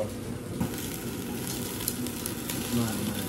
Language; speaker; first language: English; non-native, learner; Spanish